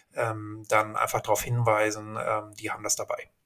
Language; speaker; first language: German; native; German